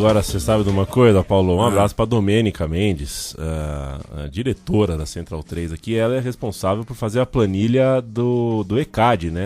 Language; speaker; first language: Portuguese; native; Portuguese